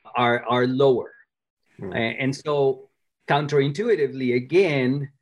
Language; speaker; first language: English; non-native, fluent; Spanish